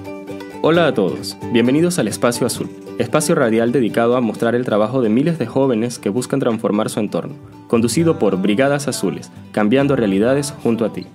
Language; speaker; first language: Spanish; native; Spanish